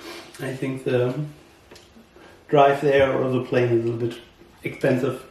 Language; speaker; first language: English; non-native, learner; German